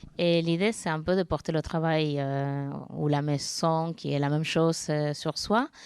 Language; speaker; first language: French; non-native, fluent; Spanish